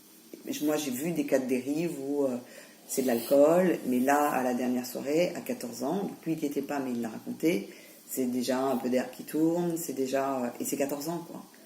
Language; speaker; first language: French; native; French